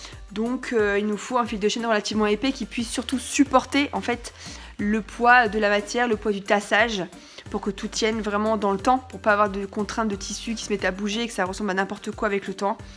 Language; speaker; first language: French; native; French